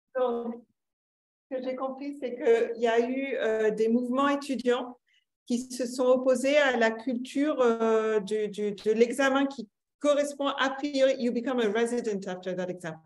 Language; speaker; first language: French; native; French